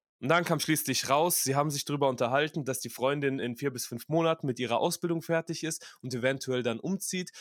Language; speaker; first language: German; early bilingual, other home language; Russian